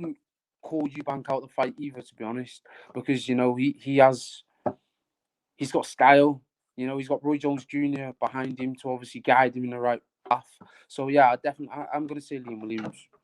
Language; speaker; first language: English; native; English